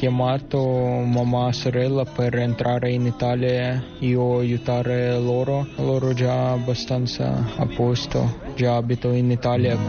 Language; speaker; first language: Italian; non-native, learner; Ukrainian